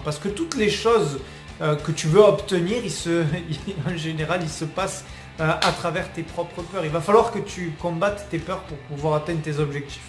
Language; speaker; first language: French; native; French